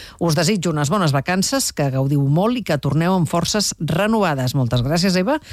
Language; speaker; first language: Catalan; native; Catalan